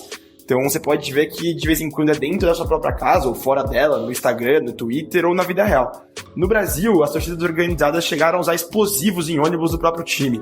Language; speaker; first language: Portuguese; native; Portuguese